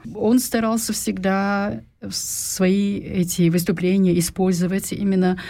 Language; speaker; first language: Russian; non-native, local second language; Kazakh